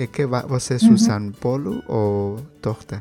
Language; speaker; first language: Portuguese; non-native, learner; Spanish